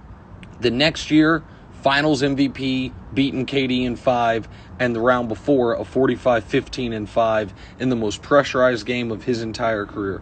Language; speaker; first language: English; native; English